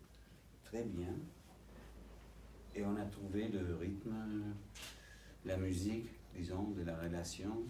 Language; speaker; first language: French; non-native, fluent; English